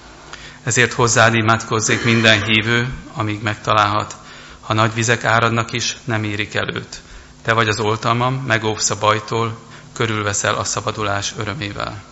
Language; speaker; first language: Hungarian; native; Hungarian